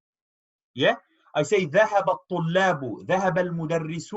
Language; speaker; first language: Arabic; non-native, fluent; English